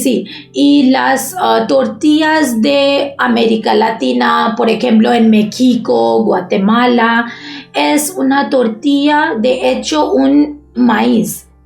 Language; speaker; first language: Spanish; non-native, learner; Bangla